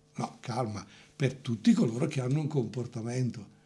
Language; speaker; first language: Italian; native; Italian